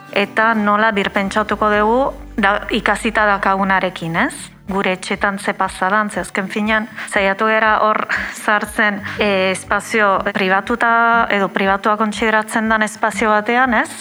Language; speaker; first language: Basque; non-native, fluent; Italian